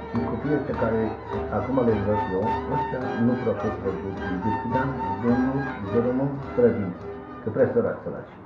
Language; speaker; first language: Romanian; non-native, local second language; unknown